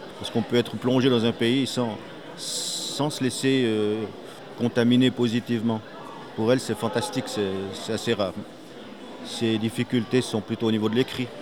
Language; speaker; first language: French; native; French